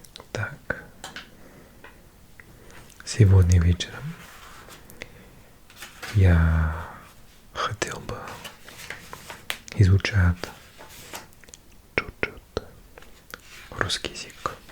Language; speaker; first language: Russian; non-native, learner; English